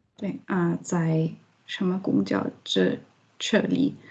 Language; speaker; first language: Chinese; non-native, learner; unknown